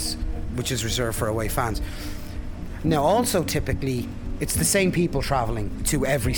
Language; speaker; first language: English; native; English